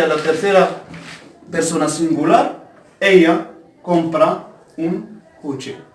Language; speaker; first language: Spanish; non-native, fluent; Arabic